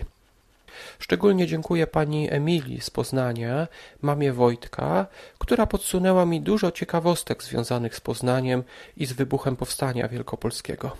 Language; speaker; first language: Polish; native; Polish